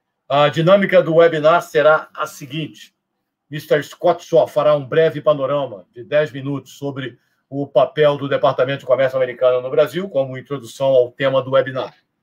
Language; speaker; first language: Portuguese; native; Portuguese